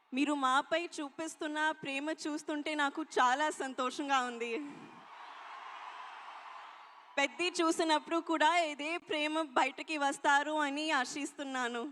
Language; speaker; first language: Telugu; non-native, local second language; Hindi